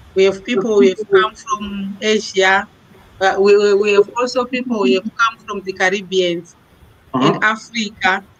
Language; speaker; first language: English; non-native, local second language; Shona